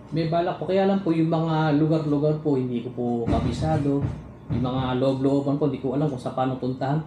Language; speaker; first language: Filipino; native; Filipino